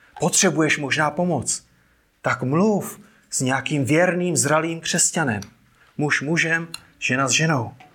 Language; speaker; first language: Czech; native; Czech